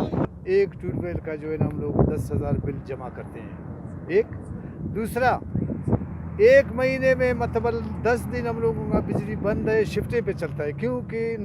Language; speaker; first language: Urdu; non-native, local second language; Baluchi